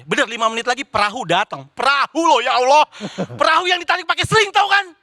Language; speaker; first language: Indonesian; native; Indonesian